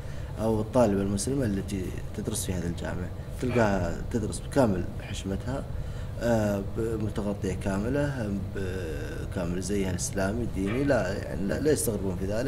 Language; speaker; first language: Arabic; native; Arabic